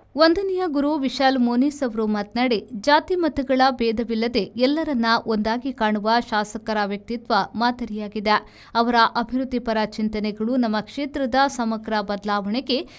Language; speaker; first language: Kannada; native; Kannada